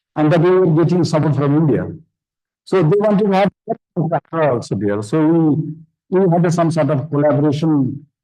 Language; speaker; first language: English; non-native, local second language; Nepali